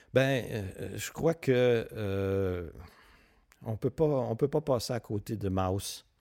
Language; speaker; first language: French; native; French